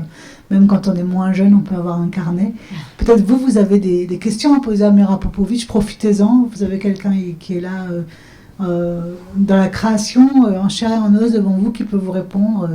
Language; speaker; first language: French; native; French